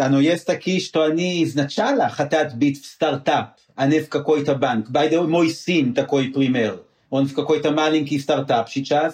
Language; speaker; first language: Russian; non-native, learner; Hebrew